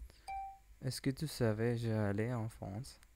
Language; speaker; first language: French; non-native, learner; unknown